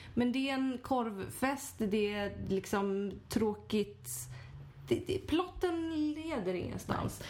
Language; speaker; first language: Swedish; native; Swedish